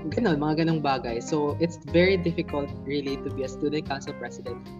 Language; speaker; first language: Filipino; native; Filipino